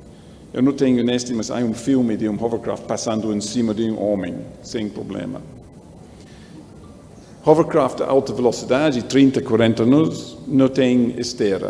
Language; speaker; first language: Portuguese; non-native, learner; English